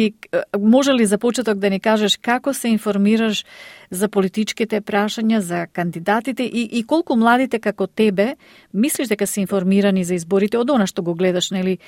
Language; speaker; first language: Macedonian; native; Macedonian